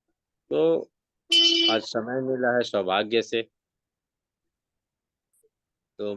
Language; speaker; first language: Hindi; native; Hindi